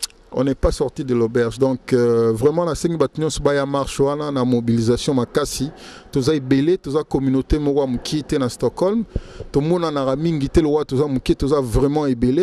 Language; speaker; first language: French; non-native, local second language; Lingala